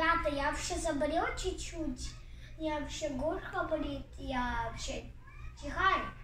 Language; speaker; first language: Russian; early bilingual, heritage; Russian